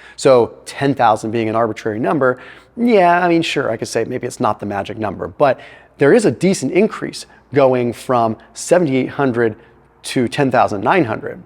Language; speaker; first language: English; native; English